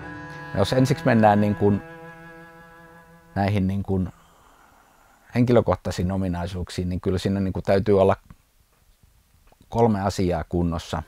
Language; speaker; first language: Finnish; native; Finnish